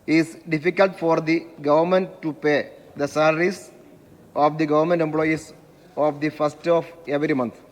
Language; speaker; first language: English; non-native, local second language; Malayalam